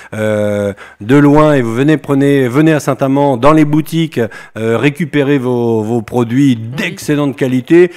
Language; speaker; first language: French; native; French